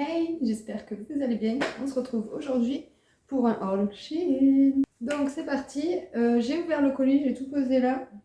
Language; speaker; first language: French; native; French